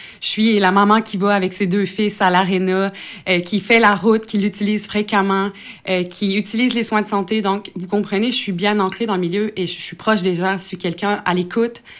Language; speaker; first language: French; native; French